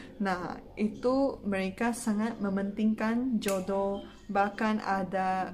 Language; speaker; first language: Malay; non-native, local second language; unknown